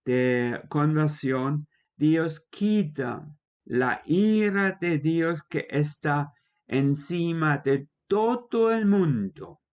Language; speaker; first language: Spanish; non-native, fluent; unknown